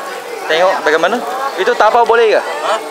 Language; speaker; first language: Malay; non-native, local second language; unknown